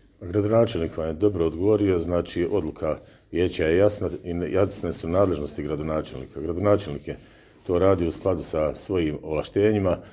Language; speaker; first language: Bosnian; native; Bosnian